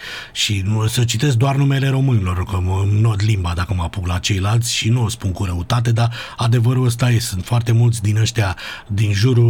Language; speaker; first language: Romanian; native; Romanian